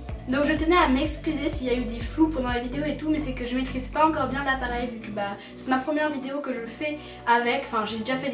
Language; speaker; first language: French; native; French